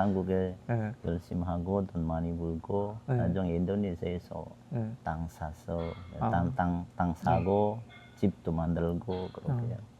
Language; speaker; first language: Korean; non-native, learner; Indonesian